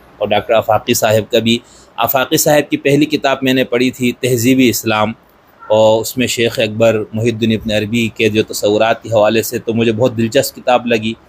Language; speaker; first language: Urdu; non-native, local second language; Balti